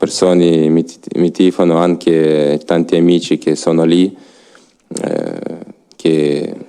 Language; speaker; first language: Italian; non-native, learner; Ukrainian